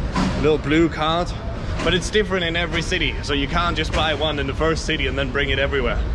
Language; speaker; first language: English; non-native, fluent; Danish